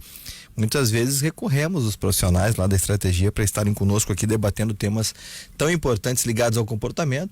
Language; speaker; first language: Portuguese; native; Portuguese